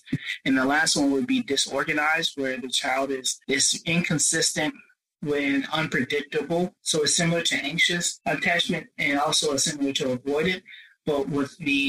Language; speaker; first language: English; native; English